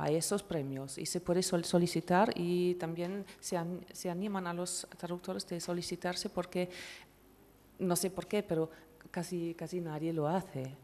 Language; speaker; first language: Spanish; non-native, fluent; German